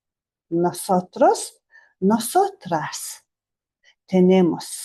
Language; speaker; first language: Spanish; non-native, fluent; Mongolian